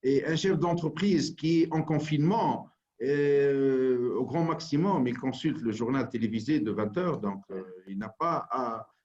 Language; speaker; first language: French; non-native, local second language; Arabic